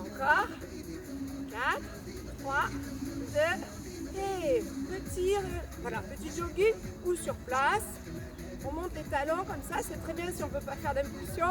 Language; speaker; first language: French; native; French